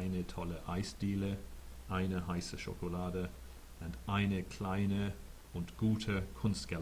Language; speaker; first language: German; non-native, fluent; English